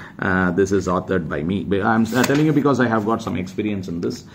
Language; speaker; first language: English; non-native, local second language; Tamil